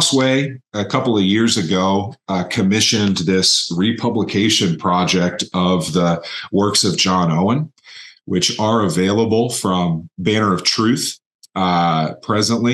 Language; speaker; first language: English; native; English